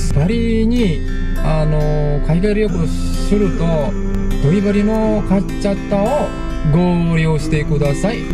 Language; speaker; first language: Japanese; non-native, fluent; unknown